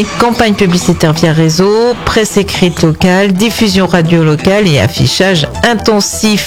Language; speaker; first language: French; native; French